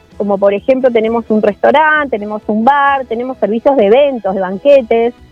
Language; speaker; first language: Spanish; native; Spanish